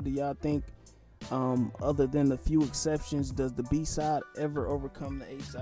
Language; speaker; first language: English; native; English